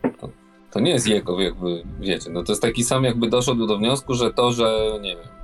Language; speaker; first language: Polish; native; Polish